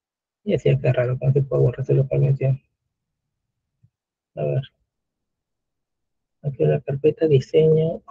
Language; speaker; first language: Spanish; native; Spanish